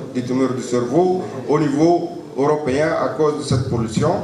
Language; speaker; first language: French; non-native, local second language; Arabic